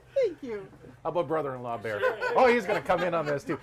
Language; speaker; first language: English; native; English